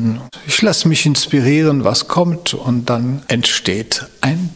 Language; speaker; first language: German; non-native, fluent; French